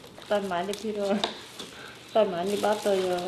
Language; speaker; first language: Korean; non-native, learner; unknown